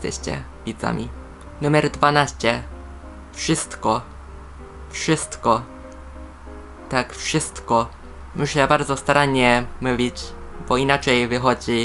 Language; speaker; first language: Polish; non-native, fluent; Japanese